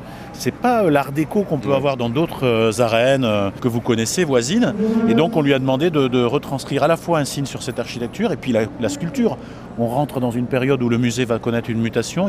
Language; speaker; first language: French; native; French